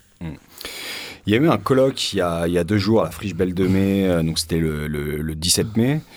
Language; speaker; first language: French; native; French